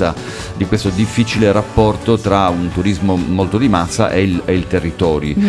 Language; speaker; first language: Italian; native; Italian